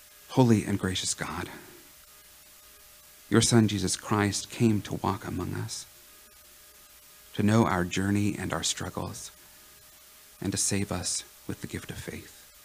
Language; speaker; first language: English; native; English